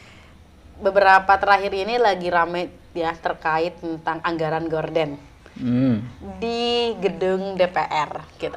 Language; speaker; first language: Indonesian; native; Indonesian